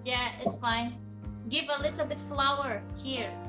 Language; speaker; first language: English; non-native, learner; Indonesian